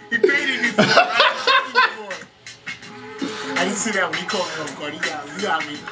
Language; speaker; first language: English; native; English